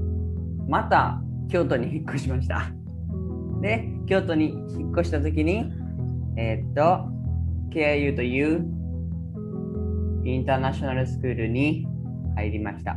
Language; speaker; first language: Japanese; early bilingual, other home language; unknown